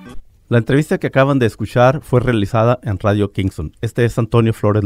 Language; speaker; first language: Spanish; native; Spanish